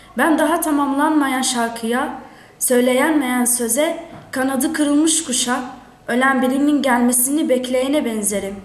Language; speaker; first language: Turkish; early bilingual, other home language; Arabic